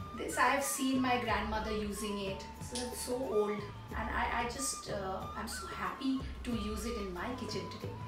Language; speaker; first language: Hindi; non-native, local second language; Bangla